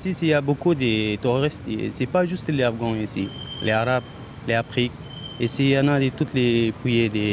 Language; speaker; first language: French; non-native, learner; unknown